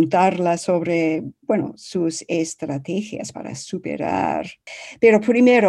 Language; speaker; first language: Spanish; non-native, fluent; English